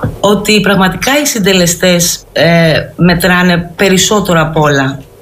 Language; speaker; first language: Greek; early bilingual, heritage; Greek